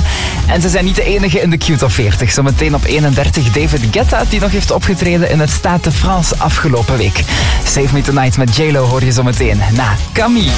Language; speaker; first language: Dutch; native; Dutch